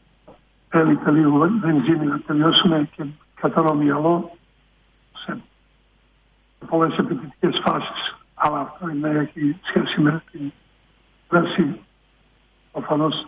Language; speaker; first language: Greek; non-native, fluent; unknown